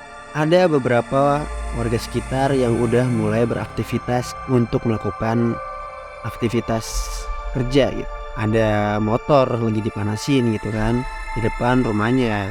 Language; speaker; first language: Indonesian; native; Indonesian